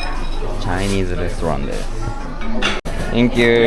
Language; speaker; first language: English; non-native, learner; Japanese